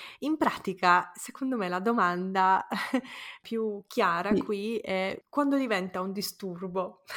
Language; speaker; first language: Italian; native; Italian